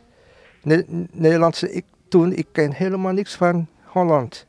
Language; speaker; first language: Dutch; non-native, learner; Vietnamese